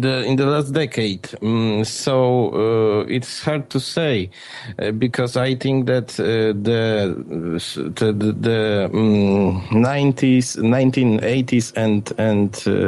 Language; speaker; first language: English; non-native, fluent; Polish